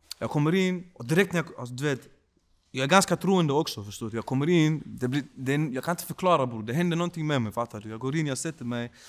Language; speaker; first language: Swedish; early bilingual, other home language; Spanish